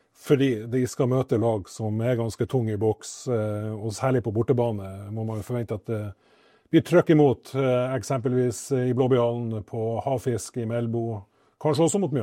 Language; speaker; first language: Norwegian; native; Norwegian